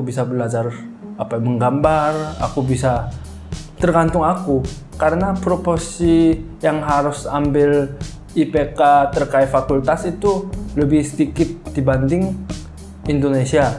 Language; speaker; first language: Indonesian; non-native, fluent; Korean